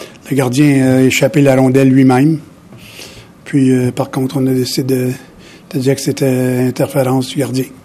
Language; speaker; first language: French; native; French